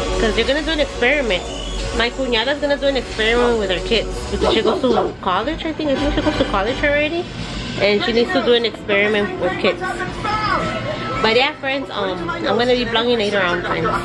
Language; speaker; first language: English; early bilingual, other home language; Spanish